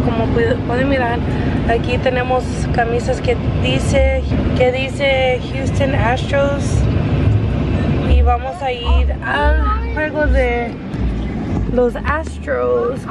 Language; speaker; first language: Spanish; early bilingual, heritage; English